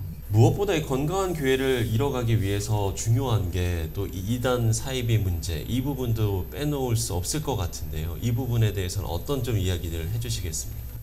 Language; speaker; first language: Korean; native; Korean